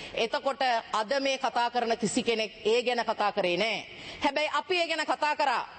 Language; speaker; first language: Sinhala; non-native, local second language; Tamil